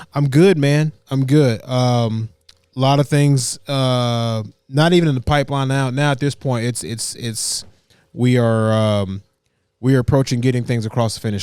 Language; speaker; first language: English; native; English